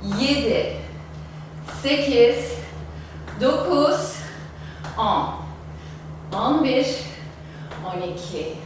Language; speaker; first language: Turkish; non-native, fluent; German